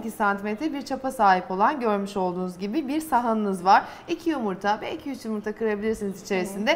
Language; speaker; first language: Turkish; native; Turkish